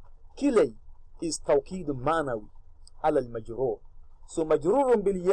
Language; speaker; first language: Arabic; non-native, fluent; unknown